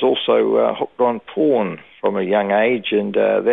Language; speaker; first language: English; native; English